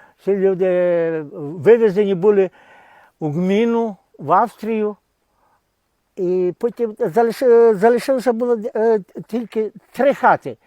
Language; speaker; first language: Ukrainian; native; Ukrainian